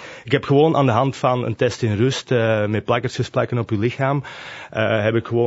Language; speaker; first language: Dutch; native; Dutch